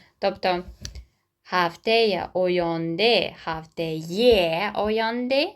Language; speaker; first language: Persian; non-native, fluent; Ukrainian